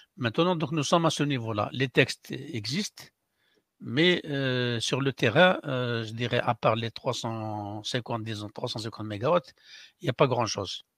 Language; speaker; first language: French; non-native, local second language; Arabic